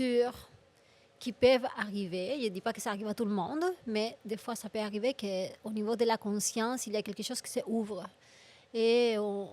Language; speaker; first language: French; non-native, fluent; Spanish